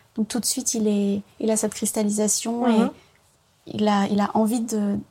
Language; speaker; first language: French; early bilingual, other home language; Vietnamese